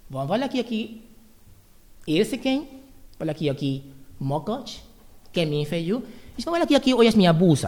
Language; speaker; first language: Hungarian; non-native, learner; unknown